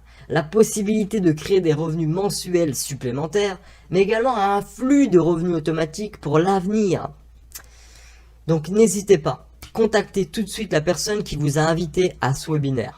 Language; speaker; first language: French; native; French